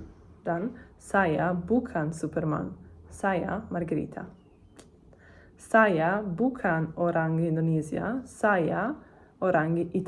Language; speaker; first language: Indonesian; non-native, learner; Italian